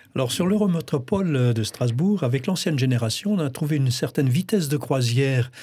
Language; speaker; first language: French; non-native, fluent; English